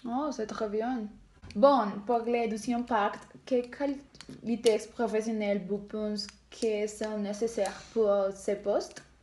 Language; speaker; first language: French; non-native, learner; Spanish